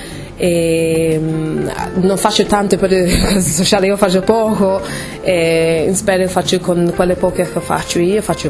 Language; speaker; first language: Italian; non-native, fluent; English